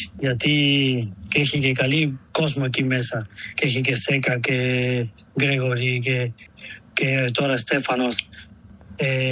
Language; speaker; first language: Greek; non-native, learner; Spanish